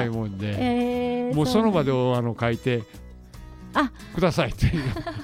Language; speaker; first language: Japanese; native; Japanese